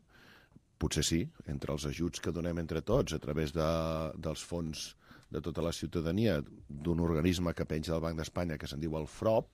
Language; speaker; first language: Catalan; native; Catalan